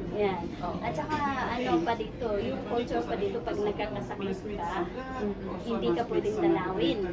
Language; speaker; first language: Filipino; non-native, local second language; Cebuano